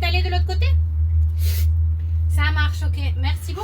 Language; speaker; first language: French; native; French